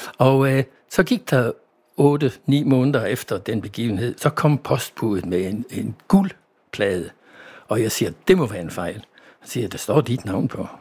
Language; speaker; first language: Danish; non-native, fluent; English